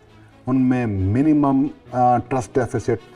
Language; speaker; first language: Urdu; native; Urdu